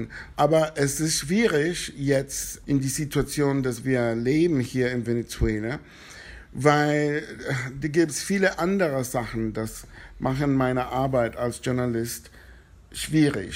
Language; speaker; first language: German; non-native, fluent; Spanish